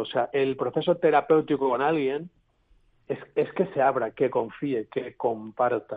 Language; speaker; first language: Spanish; native; Spanish